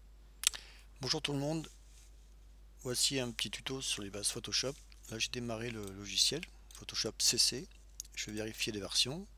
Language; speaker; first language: French; native; French